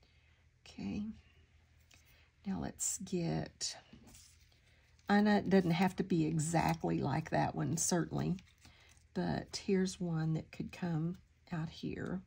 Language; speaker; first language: English; native; English